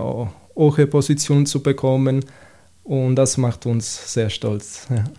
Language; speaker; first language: German; non-native, fluent; Italian